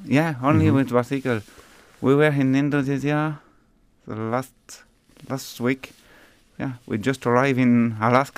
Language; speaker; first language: English; non-native, learner; French